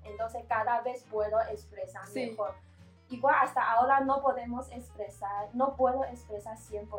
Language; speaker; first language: Spanish; non-native, learner; Chinese